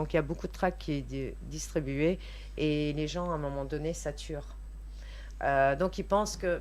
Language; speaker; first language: French; native; French